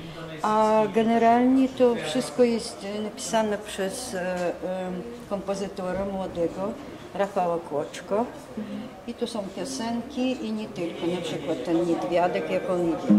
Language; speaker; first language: Polish; non-native, learner; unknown